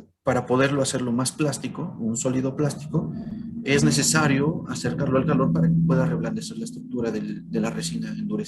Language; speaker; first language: Spanish; native; Spanish